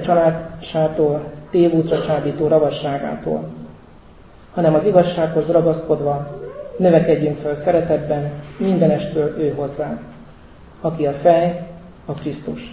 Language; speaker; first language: Hungarian; native; Hungarian